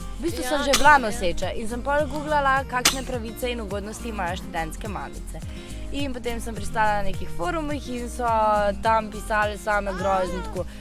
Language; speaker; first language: Slovenian; native; Slovenian